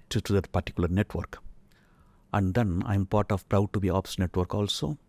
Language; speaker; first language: English; non-native, local second language; Tamil